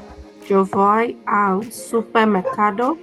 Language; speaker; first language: Spanish; non-native, learner; English